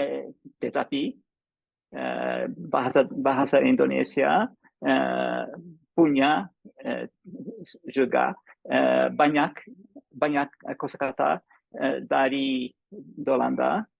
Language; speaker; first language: Indonesian; non-native, learner; English